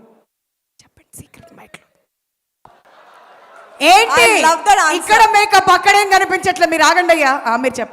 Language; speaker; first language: Telugu; native; Telugu